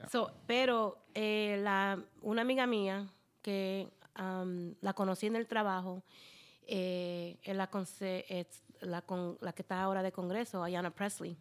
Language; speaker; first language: Spanish; early bilingual, heritage; Spanish